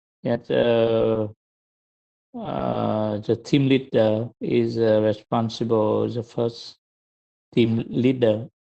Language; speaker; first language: English; non-native, learner; Vietnamese